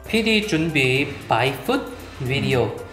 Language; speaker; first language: Korean; native; Korean